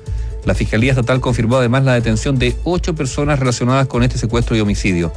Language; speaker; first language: Spanish; native; Spanish